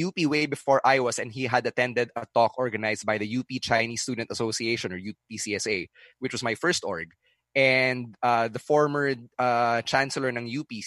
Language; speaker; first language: English; non-native, local second language; Filipino